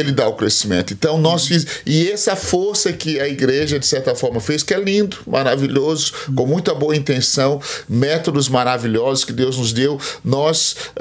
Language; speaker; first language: Portuguese; native; Portuguese